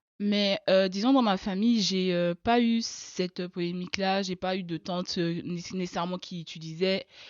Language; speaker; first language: French; early bilingual, other home language; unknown